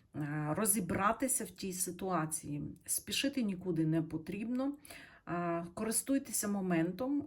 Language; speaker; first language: Ukrainian; non-native, local second language; Russian